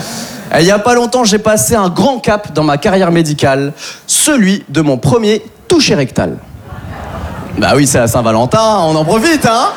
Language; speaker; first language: French; native; French